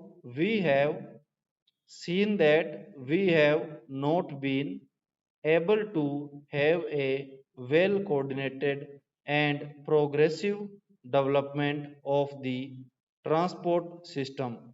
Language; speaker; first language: English; non-native, local second language; Hindi